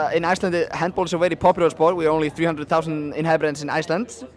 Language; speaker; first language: English; non-native, fluent; Icelandic